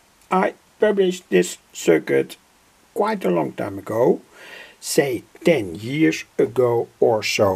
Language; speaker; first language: English; non-native, fluent; Dutch